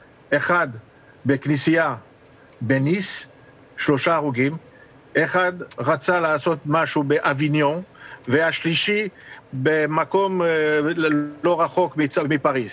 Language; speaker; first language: Hebrew; non-native, fluent; French